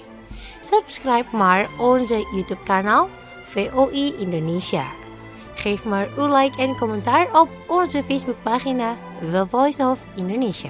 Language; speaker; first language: Dutch; non-native, fluent; Indonesian